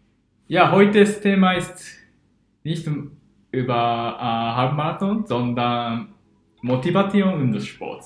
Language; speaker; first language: German; non-native, learner; Japanese